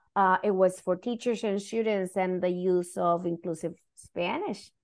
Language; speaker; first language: English; non-native, fluent; Spanish